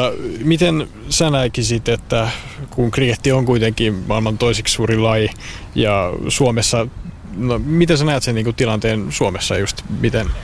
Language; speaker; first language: Finnish; native; Finnish